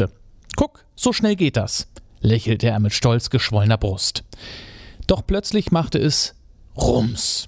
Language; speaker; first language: German; native; German